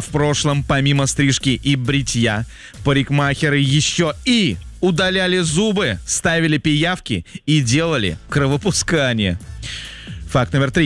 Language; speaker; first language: Russian; native; Russian